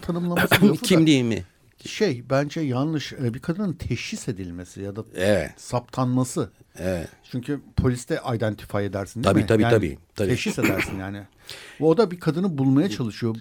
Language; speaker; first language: Turkish; native; Turkish